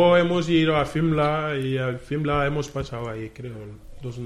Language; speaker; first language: Spanish; non-native, fluent; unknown